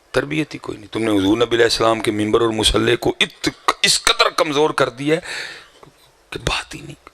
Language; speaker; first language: Urdu; non-native, local second language; Punjabi